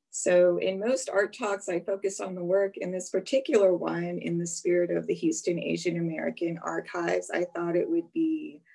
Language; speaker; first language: English; native; English